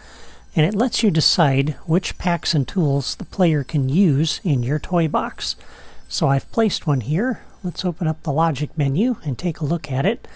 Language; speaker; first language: English; native; English